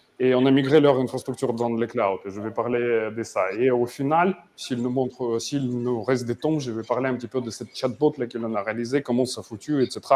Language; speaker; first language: French; non-native, fluent; Russian